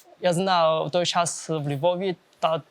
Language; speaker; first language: Ukrainian; non-native, learner; Chinese